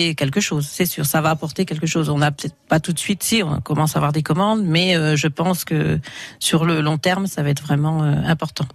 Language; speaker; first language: French; native; French